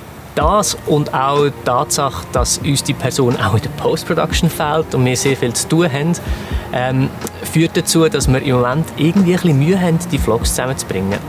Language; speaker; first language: German; native; German